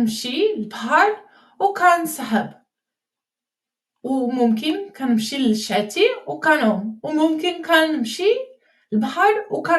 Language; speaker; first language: Arabic; non-native, learner; English